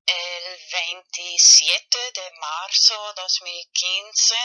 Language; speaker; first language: Spanish; non-native, fluent; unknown